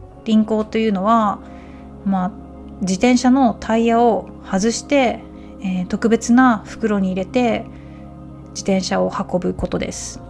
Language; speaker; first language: Japanese; native; Japanese